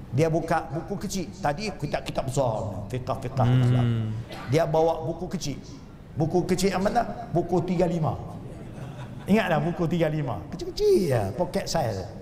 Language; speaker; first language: Malay; non-native, local second language; Chinese